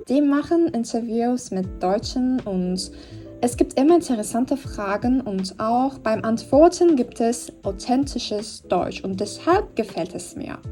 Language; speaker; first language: German; non-native, fluent; Turkish